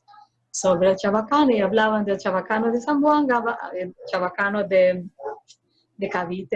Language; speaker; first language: Spanish; non-native, fluent; Filipino